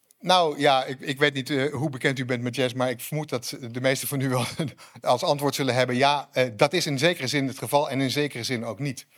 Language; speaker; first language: Dutch; native; Dutch